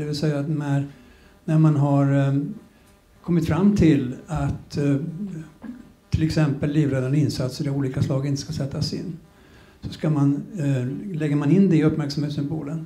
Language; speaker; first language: Swedish; native; Swedish